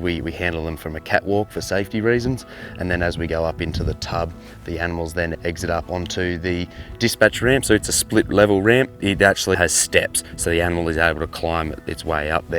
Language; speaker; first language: English; native; English